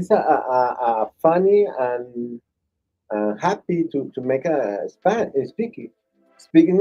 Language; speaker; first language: English; non-native, learner; Spanish